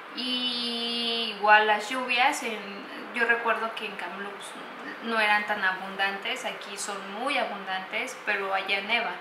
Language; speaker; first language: Spanish; native; Spanish